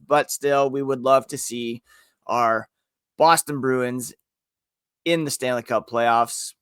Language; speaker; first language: English; native; English